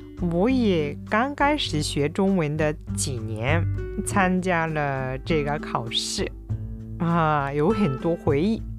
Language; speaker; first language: Chinese; non-native, fluent; Japanese